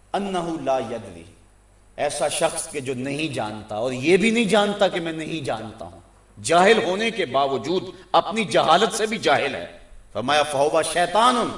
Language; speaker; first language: Urdu; native; Urdu